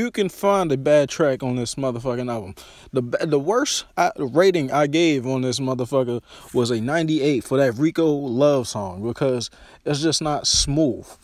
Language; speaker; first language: English; native; English